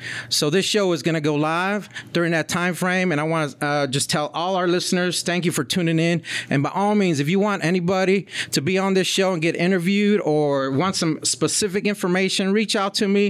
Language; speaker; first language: English; early bilingual, other home language; Spanish